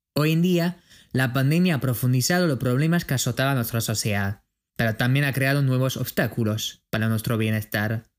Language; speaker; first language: Spanish; non-native, fluent; French